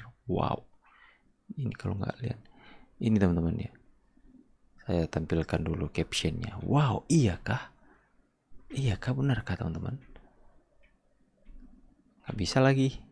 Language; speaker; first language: Indonesian; native; Indonesian